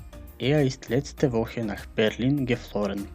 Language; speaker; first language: German; non-native, fluent; Macedonian